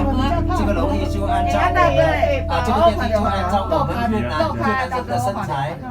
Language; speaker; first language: Chinese; non-native, fluent; Vietnamese